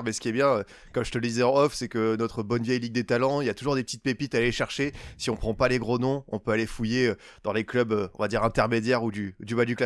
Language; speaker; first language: French; native; French